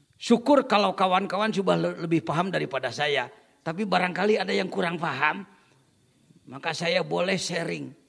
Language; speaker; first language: Indonesian; non-native, local second language; Sundanese